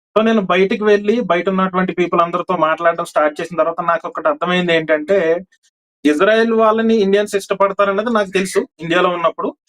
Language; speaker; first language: Telugu; native; Telugu